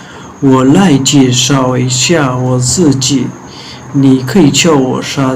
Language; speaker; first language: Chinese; non-native, fluent; Urdu